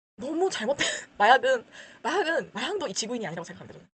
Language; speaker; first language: Korean; early bilingual, heritage; Korean